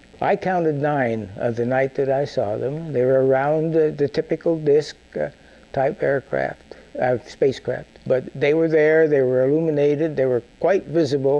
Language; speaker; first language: English; native; English